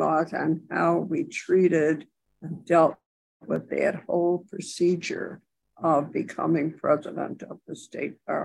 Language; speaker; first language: English; native; English